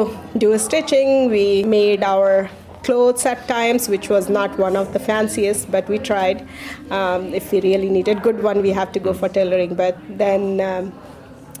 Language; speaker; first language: English; non-native, local second language; Hindi